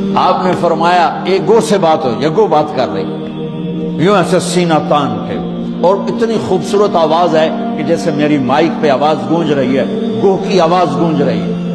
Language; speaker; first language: Urdu; non-native, local second language; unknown